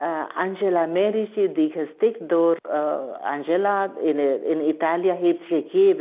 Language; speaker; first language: Dutch; non-native, learner; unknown